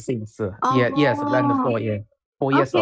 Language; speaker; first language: English; non-native, learner; Korean